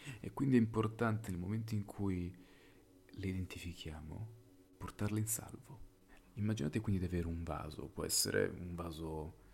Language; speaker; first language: Italian; native; Italian